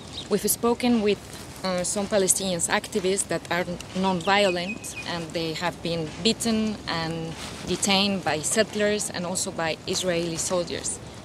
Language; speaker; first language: English; non-native, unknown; Spanish